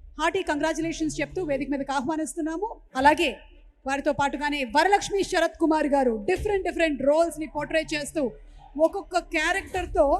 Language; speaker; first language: Telugu; native; Telugu